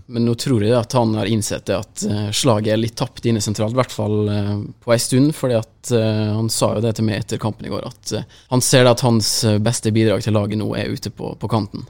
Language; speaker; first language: Norwegian; native; Norwegian